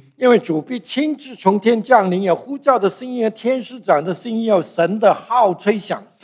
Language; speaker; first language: Chinese; non-native, local second language; Cantonese